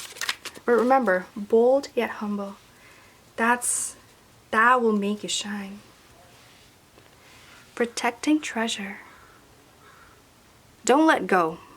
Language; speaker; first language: English; native; English